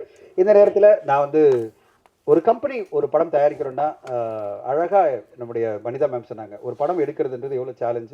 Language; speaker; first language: Tamil; native; Tamil